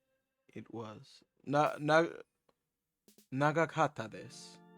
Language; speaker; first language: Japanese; non-native, learner; English